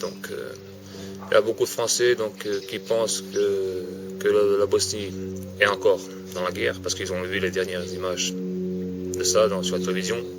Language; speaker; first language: French; non-native, fluent; Bosnian